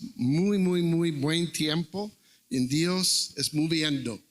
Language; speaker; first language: Spanish; non-native, learner; English